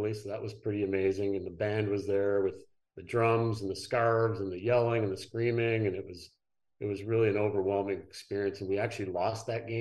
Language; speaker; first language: English; native; English